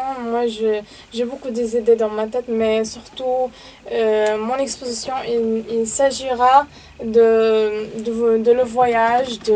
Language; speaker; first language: French; non-native, learner; Arabic